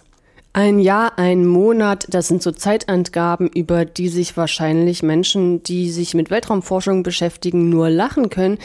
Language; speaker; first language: German; native; German